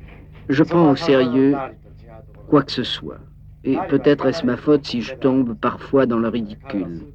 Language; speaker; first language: French; native; French